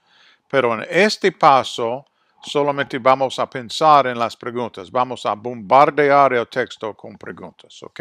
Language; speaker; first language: Spanish; non-native, fluent; English